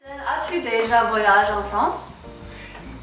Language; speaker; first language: French; non-native, learner; English